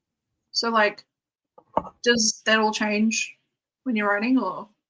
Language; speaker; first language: English; native; English